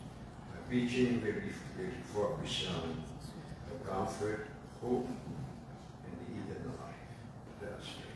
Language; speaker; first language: English; non-native, fluent; Indonesian